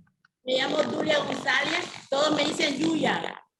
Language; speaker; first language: Spanish; native; Spanish